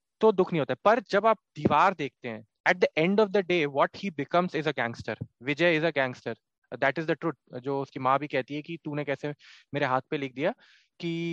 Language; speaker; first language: Hindi; native; Hindi